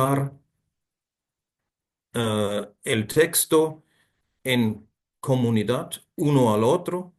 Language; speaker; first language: Spanish; non-native, fluent; German